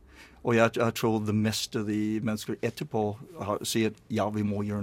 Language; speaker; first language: Norwegian; non-native, learner; English